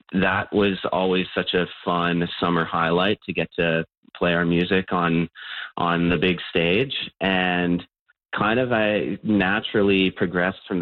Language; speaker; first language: English; native; English